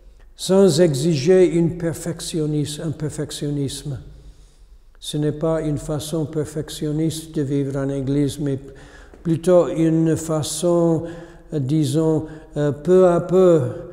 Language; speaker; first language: French; non-native, fluent; English